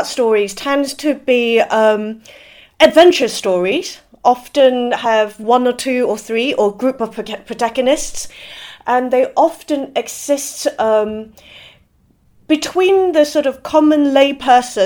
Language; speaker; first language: English; non-native, local second language; Cantonese